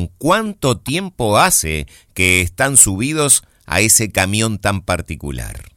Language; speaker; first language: Spanish; native; Spanish